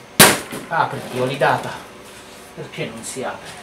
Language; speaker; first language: Italian; native; Italian